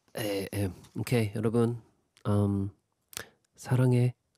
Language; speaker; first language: Korean; non-native, fluent; English